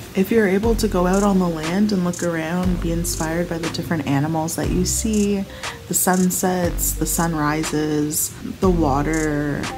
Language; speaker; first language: English; native; English